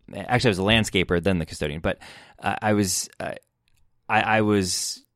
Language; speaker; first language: English; native; English